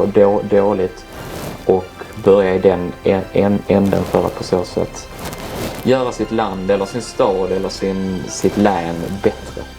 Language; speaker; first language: Swedish; native; Swedish